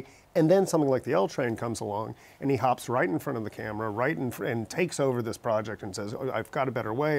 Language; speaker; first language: English; native; English